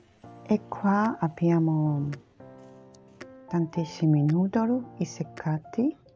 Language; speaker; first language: Italian; non-native, learner; Japanese